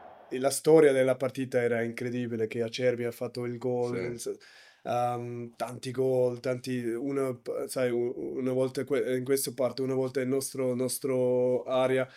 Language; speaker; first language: Italian; non-native, learner; German